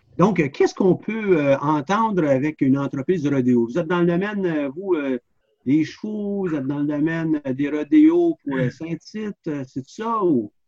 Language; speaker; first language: French; native; French